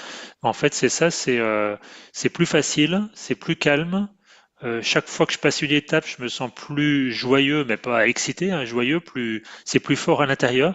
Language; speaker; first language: French; native; French